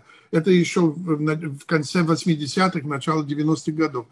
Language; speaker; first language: Russian; non-native, fluent; English